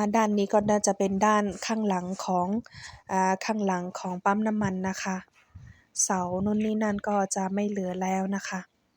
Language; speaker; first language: Thai; non-native, local second language; Shan